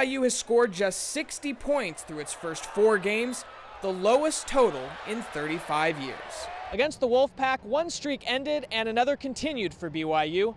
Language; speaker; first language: English; native; English